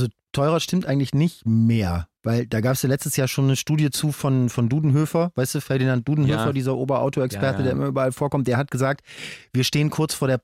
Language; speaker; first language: German; native; German